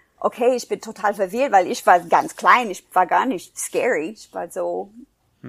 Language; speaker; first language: German; non-native, fluent; English